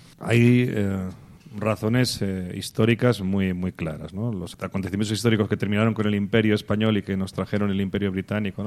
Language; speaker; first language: Spanish; native; Spanish